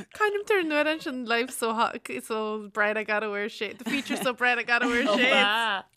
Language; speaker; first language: Irish; native; Irish